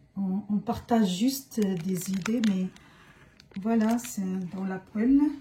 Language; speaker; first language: French; non-native, fluent; Arabic